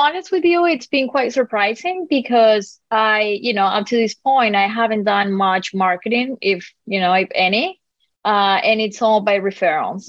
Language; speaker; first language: English; non-native, fluent; Spanish